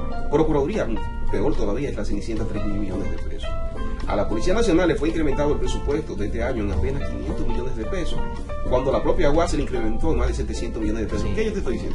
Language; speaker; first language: Spanish; native; Spanish